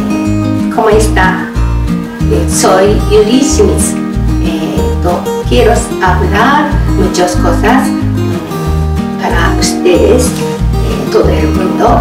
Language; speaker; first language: Spanish; non-native, learner; Japanese